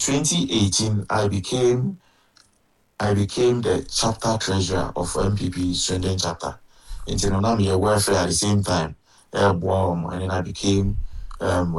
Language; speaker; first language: English; non-native, local second language; Akan